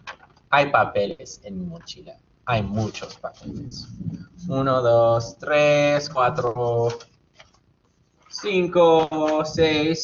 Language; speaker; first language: Spanish; non-native, fluent; English